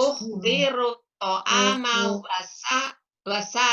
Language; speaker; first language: Arabic; non-native, learner; Indonesian